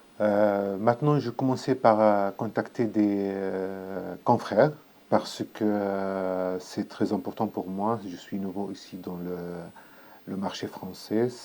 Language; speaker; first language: French; non-native, learner; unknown